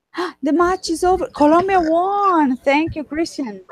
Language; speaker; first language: English; non-native, fluent; Spanish